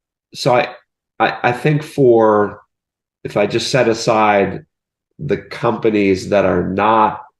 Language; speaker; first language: English; native; English